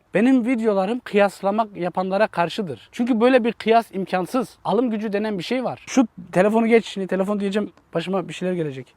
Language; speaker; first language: Turkish; early bilingual, heritage; Turkish